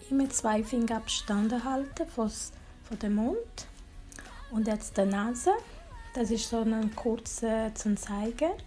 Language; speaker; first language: German; non-native, learner; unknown